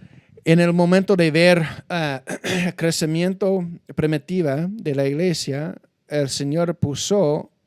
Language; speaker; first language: Spanish; non-native, fluent; English